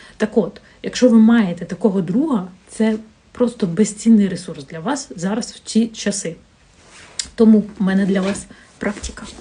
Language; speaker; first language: Ukrainian; non-native, local second language; Russian